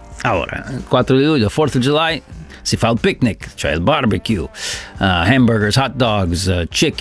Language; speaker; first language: Italian; non-native, fluent; English